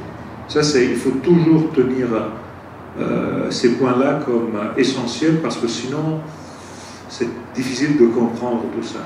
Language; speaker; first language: French; non-native, fluent; Italian